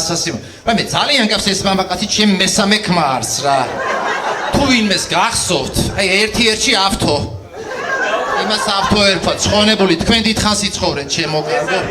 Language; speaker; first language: Georgian; native; Georgian